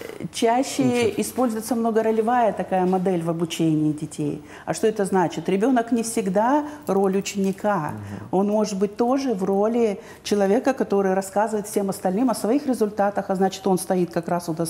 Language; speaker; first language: Russian; native; Russian